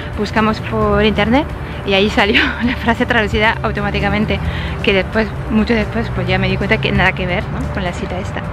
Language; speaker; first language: Spanish; non-native, fluent; French